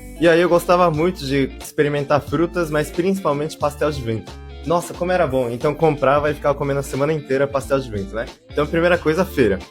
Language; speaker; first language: Portuguese; early bilingual, other home language; Japanese